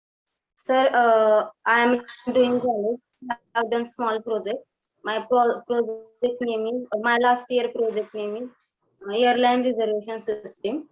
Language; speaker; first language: English; non-native, learner; Marathi